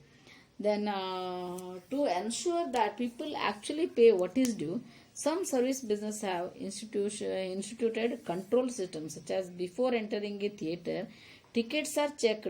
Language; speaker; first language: English; non-native, local second language; Kannada